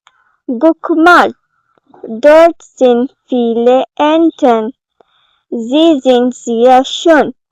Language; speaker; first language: German; non-native, learner; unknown